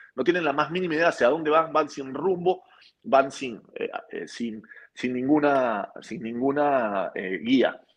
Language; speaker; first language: Spanish; native; Spanish